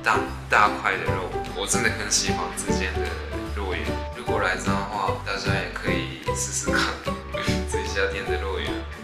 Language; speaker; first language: Chinese; non-native, fluent; Japanese